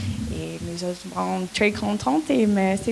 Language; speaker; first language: French; non-native, learner; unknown